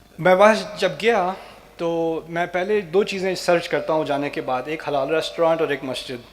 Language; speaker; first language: Urdu; native; Urdu